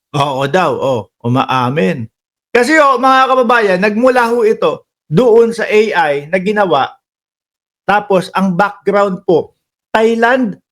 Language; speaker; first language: Filipino; native; Filipino